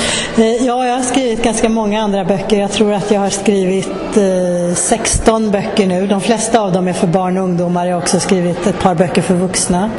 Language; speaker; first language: Swedish; native; Swedish